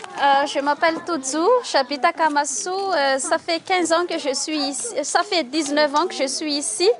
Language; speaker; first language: French; non-native, local second language; Malagasy